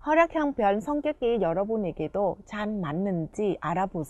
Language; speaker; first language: Korean; non-native, fluent; Vietnamese